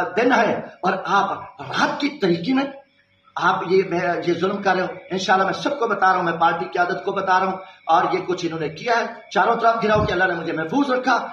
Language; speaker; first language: Urdu; non-native, local second language; Saraiki